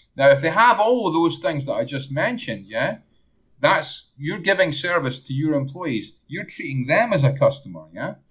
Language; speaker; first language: English; native; English